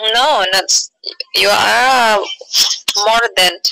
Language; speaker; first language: English; non-native, learner; Indonesian